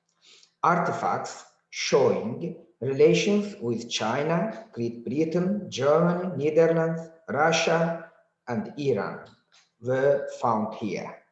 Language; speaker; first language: English; non-native, learner; Azerbaijani